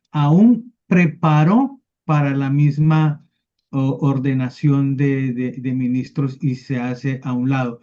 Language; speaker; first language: Spanish; native; Spanish